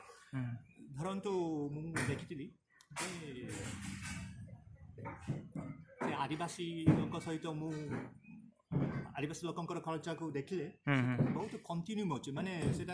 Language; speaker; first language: Odia; non-native, fluent; Japanese